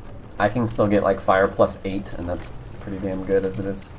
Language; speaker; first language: English; native; English